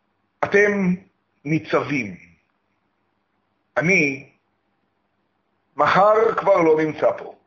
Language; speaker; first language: Hebrew; native; Hebrew